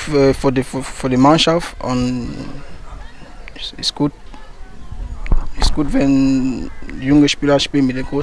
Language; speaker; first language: German; non-native, learner; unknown